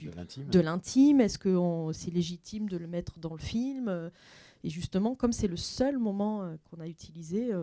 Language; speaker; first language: French; native; French